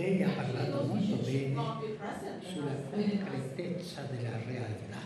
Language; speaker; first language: Italian; early bilingual, heritage; Spanish